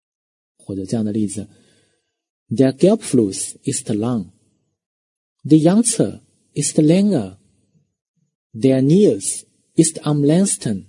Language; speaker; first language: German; non-native, fluent; Chinese